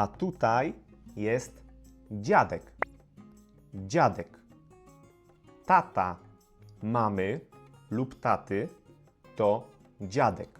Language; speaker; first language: Polish; native; Polish